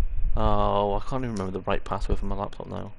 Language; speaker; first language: English; native; English